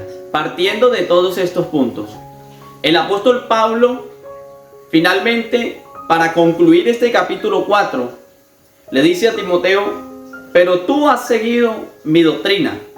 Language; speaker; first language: Spanish; native; Spanish